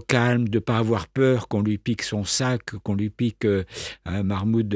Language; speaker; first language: French; native; French